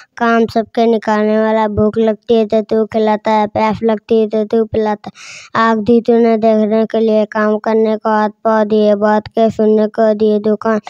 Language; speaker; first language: Hindi; native; Hindi